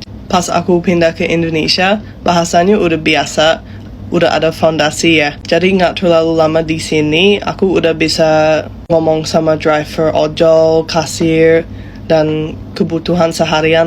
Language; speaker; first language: Indonesian; non-native, fluent; English